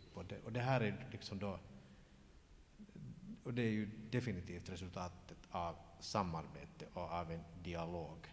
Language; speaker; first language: Swedish; native; Swedish